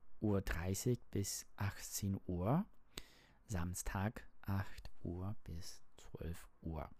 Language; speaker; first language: German; non-native, learner; English